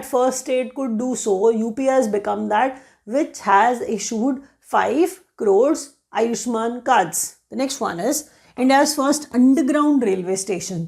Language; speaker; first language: English; non-native, local second language; Hindi